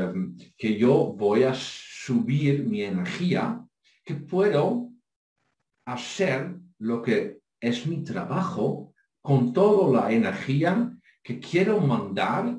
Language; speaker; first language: Spanish; non-native, fluent; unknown